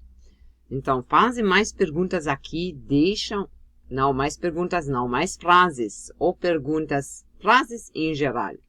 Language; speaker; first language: Portuguese; non-native, fluent; German